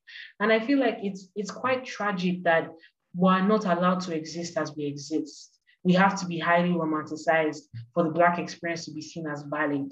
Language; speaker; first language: English; non-native, local second language; Yoruba